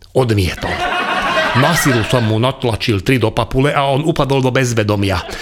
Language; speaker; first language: Slovak; non-native, local second language; Hungarian